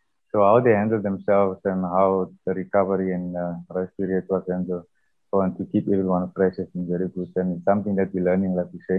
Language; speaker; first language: English; non-native, local second language; Afrikaans